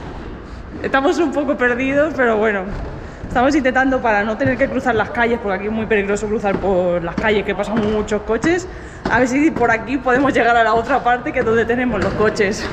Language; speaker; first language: Spanish; native; Spanish